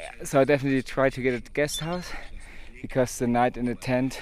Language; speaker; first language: English; native; English